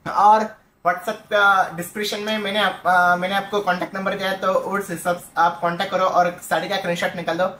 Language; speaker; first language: Hindi; non-native, local second language; Marathi